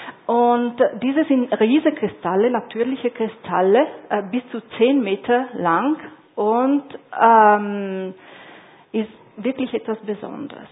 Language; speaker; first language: German; non-native, fluent; Italian